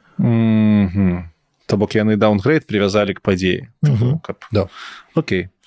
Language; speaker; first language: Belarusian; non-native, local second language; Russian